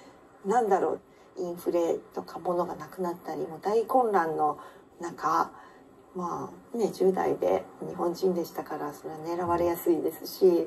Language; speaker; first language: Japanese; native; Japanese